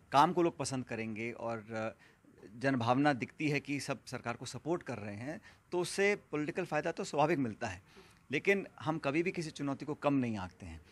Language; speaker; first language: Hindi; native; Hindi